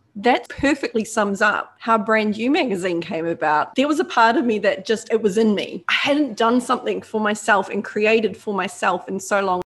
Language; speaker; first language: English; native; English